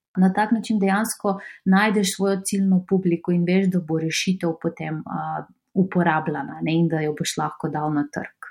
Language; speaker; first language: Slovenian; non-native, fluent; Macedonian